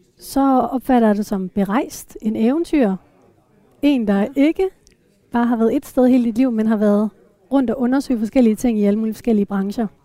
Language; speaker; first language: Danish; native; Danish